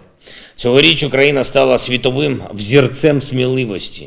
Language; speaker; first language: Ukrainian; non-native, local second language; Russian